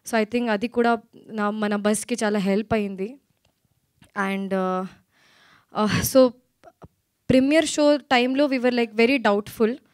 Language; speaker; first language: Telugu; non-native, learner; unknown